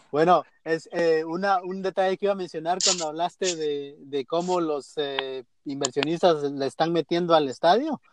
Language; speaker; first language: Spanish; native; Spanish